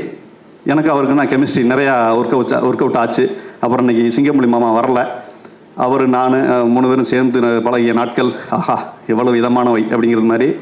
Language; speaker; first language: Tamil; native; Tamil